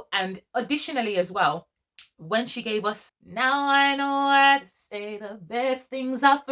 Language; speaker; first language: English; native; English